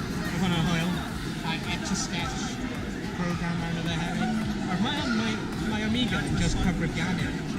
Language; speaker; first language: Welsh; non-native, local second language; English